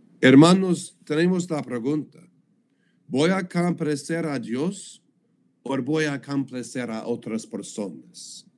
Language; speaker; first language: Spanish; non-native, learner; English